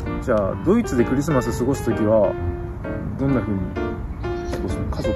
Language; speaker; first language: Japanese; native; Japanese